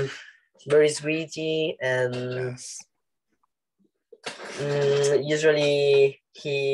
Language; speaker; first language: English; non-native, learner; Italian